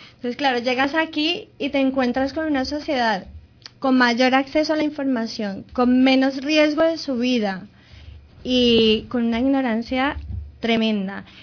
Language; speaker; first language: Spanish; native; Spanish